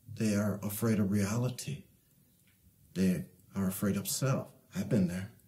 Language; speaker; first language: English; native; English